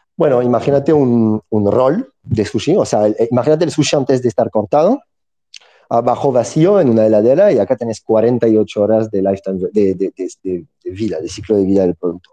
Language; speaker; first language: Spanish; non-native, fluent; French